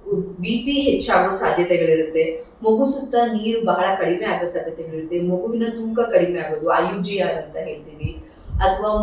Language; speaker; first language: Kannada; native; Kannada